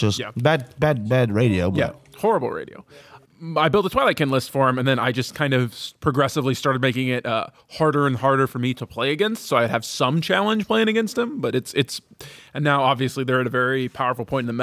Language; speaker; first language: English; native; English